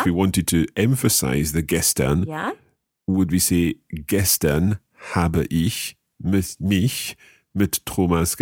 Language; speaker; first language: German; non-native, learner; English